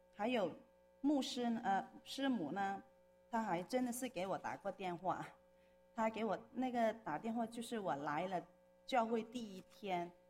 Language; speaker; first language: Chinese; non-native, local second language; Cantonese